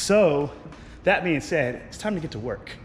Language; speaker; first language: English; native; English